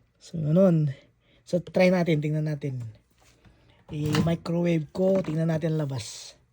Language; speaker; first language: Filipino; non-native, local second language; Iloko